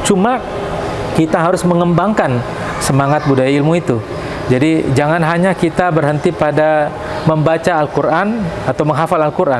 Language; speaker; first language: Indonesian; native; Indonesian